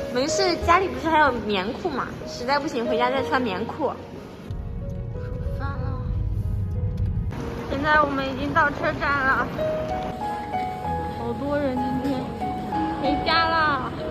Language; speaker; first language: Chinese; native; Chinese